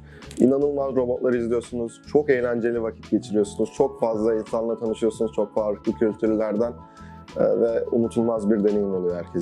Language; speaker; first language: Turkish; native; Turkish